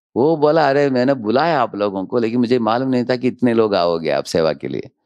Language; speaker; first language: Hindi; non-native, local second language; Telugu